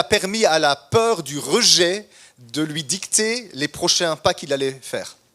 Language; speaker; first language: French; native; French